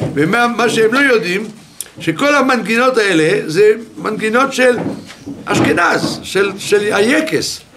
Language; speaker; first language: Hebrew; non-native, fluent; French